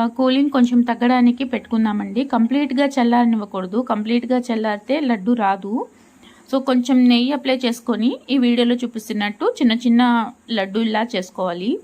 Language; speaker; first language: Telugu; non-native, local second language; Urdu